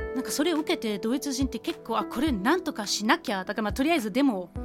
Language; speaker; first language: Japanese; non-native, fluent; German